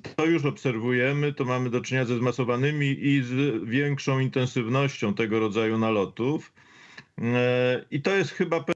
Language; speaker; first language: Polish; native; Polish